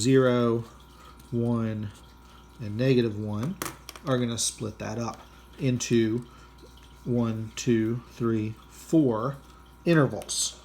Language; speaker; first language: English; native; English